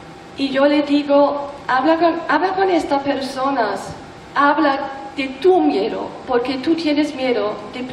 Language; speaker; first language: Spanish; non-native, learner; German